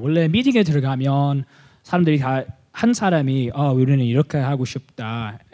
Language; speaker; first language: Korean; early bilingual, heritage; Korean